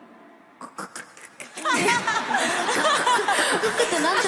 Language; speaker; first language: Japanese; non-native, fluent; Korean